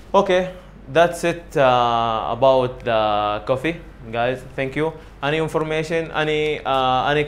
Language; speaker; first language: English; non-native, learner; Arabic